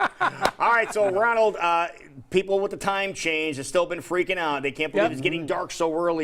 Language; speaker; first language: English; native; English